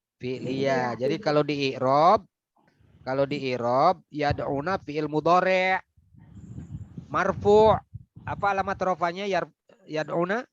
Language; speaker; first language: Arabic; non-native, fluent; Indonesian